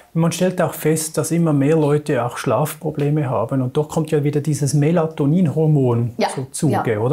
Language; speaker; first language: German; native; German